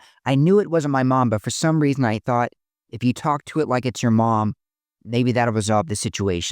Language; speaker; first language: English; native; English